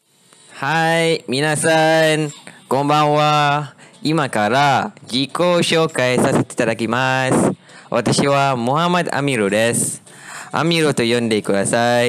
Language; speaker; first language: Japanese; non-native, learner; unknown